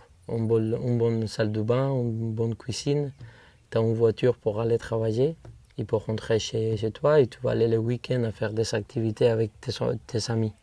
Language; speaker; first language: French; non-native, fluent; Spanish